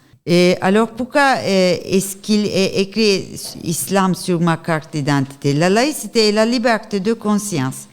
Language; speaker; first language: French; non-native, learner; Turkish